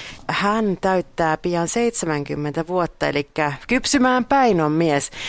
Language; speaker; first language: Finnish; native; Finnish